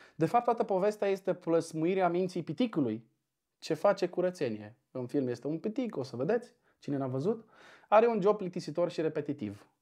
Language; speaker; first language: Romanian; native; Romanian